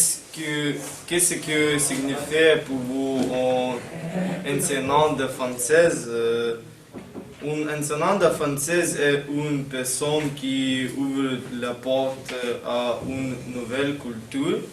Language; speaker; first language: French; non-native, learner; Lithuanian